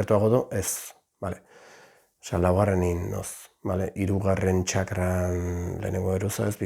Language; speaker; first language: Basque; native; Basque